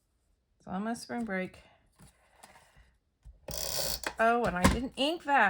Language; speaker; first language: English; native; English